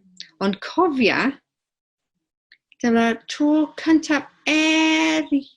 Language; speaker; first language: Welsh; non-native, local second language; English